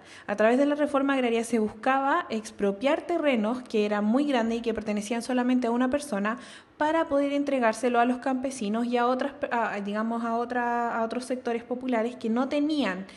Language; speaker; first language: Spanish; native; Spanish